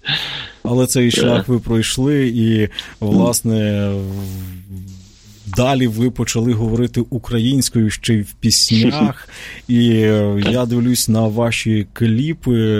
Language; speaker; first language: Ukrainian; native; Ukrainian